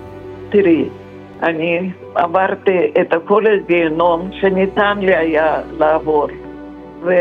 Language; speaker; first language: Hebrew; non-native, fluent; Russian